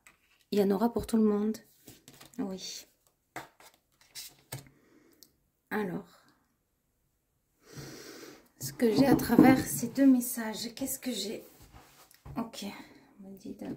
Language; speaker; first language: French; native; French